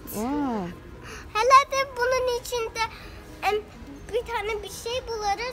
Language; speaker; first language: Turkish; early bilingual, heritage; Turkish